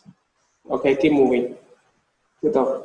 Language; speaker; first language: English; non-native, learner; Vietnamese